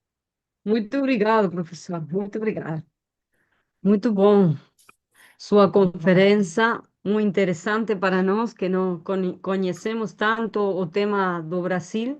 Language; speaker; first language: Portuguese; non-native, learner; Spanish